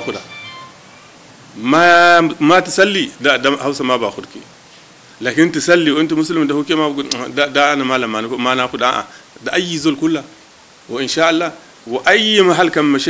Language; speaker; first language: Arabic; non-native, local second language; Hausa